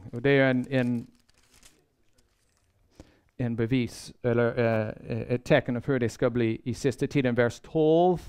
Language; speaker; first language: Swedish; non-native, fluent; English